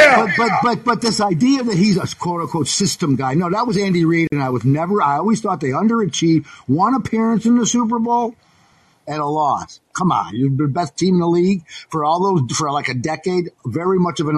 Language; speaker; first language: English; native; English